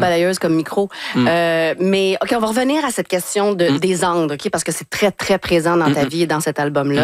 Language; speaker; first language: French; native; French